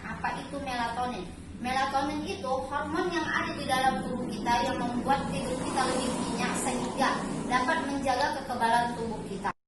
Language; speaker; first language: Indonesian; native; Indonesian